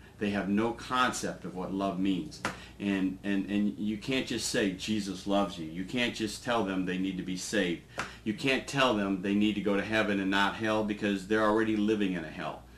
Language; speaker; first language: English; native; English